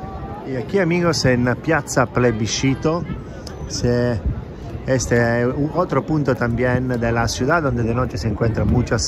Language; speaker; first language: Spanish; non-native, fluent; Italian